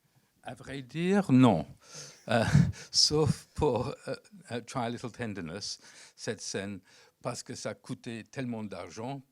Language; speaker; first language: French; non-native, fluent; English